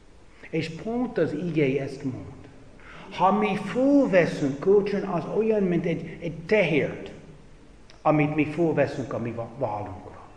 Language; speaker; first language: Hungarian; non-native, fluent; English